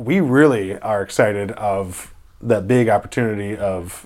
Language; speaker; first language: English; native; English